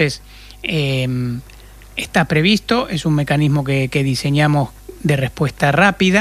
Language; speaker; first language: Spanish; native; Spanish